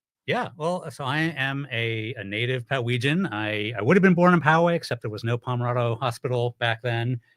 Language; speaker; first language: English; native; English